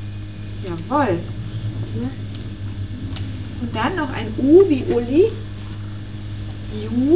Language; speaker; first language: German; native; German